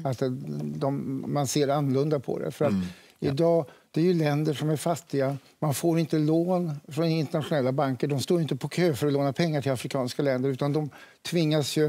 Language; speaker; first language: Swedish; native; Swedish